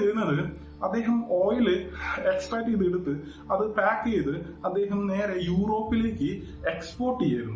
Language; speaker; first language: Malayalam; native; Malayalam